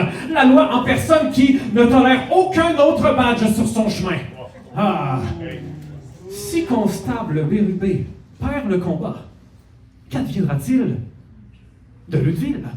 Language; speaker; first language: French; native; French